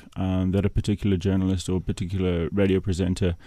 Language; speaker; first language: English; native; English